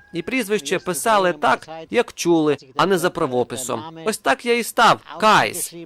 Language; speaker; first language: Ukrainian; non-native, local second language; German